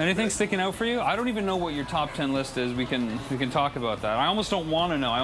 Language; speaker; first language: English; native; English